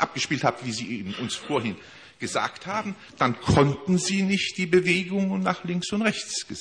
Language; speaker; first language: German; native; German